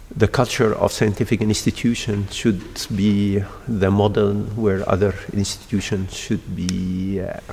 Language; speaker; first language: English; non-native, fluent; Arabic